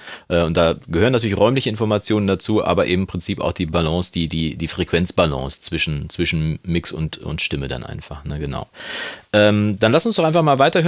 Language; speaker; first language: German; native; German